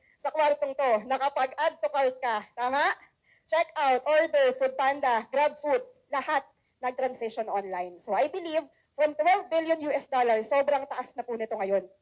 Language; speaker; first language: Filipino; non-native, local second language; Bikol